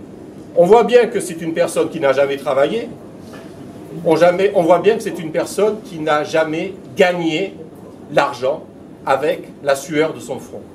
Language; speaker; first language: French; native; French